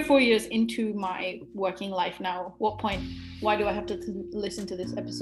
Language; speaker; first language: English; native; English